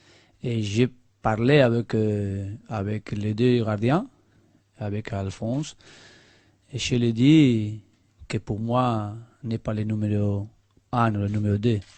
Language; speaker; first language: French; non-native, learner; Spanish